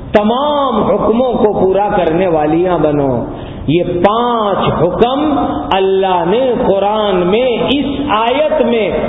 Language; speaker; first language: Urdu; non-native, local second language; Gujarati